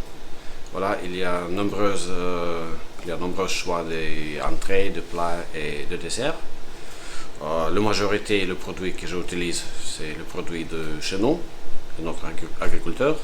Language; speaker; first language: French; non-native, fluent; Russian